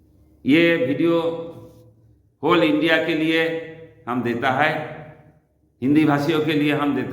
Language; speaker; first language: Hindi; non-native, local second language; Bangla